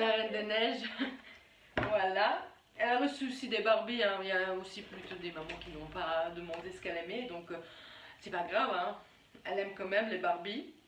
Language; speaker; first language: French; native; French